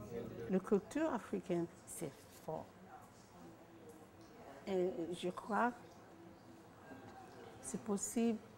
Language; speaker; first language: French; non-native, learner; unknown